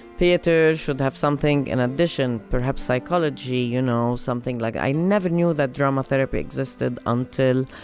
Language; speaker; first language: English; non-native, fluent; Arabic